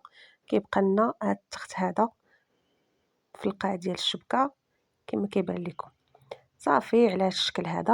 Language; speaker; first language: Arabic; native; Arabic